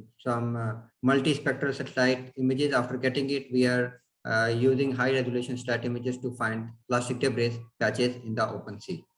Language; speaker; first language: English; non-native, fluent; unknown